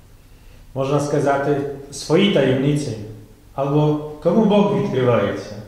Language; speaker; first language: Ukrainian; non-native, fluent; Polish